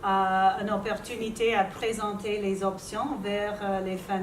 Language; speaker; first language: French; non-native, local second language; English